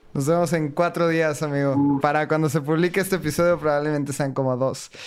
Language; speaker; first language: Spanish; native; Spanish